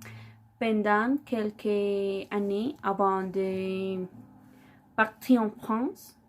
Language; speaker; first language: French; non-native, fluent; Spanish